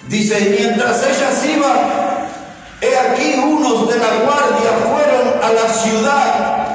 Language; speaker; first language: Spanish; native; Spanish